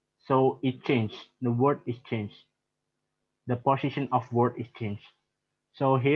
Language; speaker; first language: English; non-native, learner; Indonesian